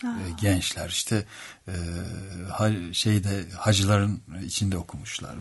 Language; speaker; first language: Turkish; native; Turkish